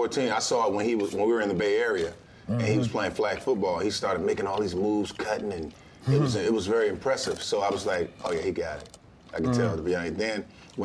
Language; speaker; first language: English; native; English